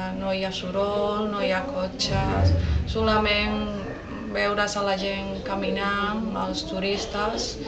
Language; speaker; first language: Catalan; non-native, learner; Spanish